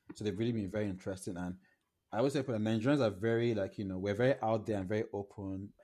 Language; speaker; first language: English; non-native, local second language; Yoruba